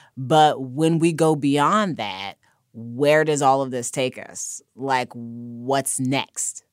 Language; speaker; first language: English; native; English